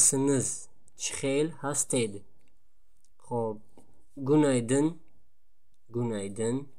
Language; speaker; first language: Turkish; non-native, fluent; Tajik